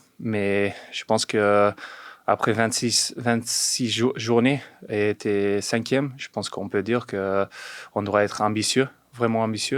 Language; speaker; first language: French; non-native, fluent; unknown